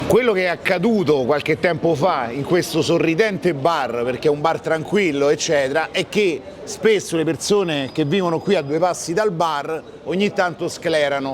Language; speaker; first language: Italian; native; Italian